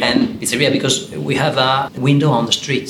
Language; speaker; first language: English; non-native, learner; Italian